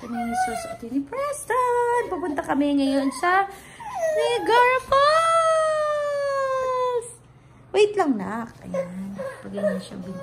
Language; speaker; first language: Filipino; native; Filipino